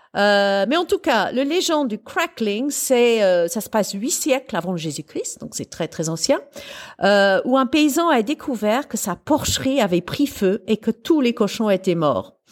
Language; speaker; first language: French; non-native, fluent; English